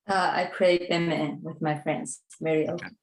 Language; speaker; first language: English; non-native, learner; Chinese